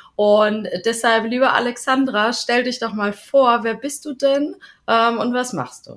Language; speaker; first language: German; native; German